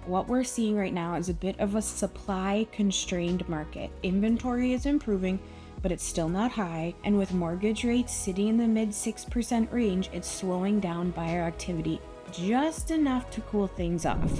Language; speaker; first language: English; native; English